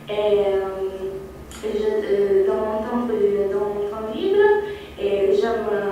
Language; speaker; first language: French; non-native, learner; Italian